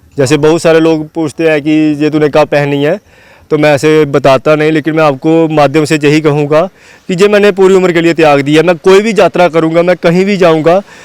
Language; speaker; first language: Hindi; non-native, local second language; Dogri